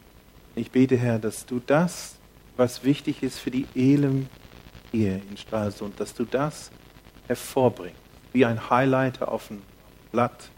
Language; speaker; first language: German; non-native, fluent; English